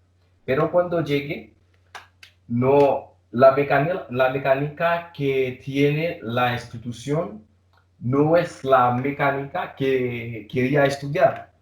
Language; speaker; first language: Spanish; non-native, learner; Haitian Creole